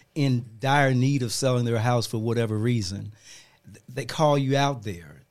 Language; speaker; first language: English; native; English